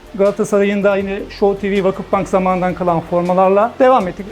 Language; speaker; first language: Turkish; native; Turkish